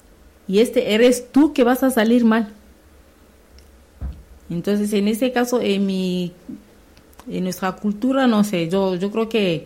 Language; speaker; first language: Spanish; non-native, learner; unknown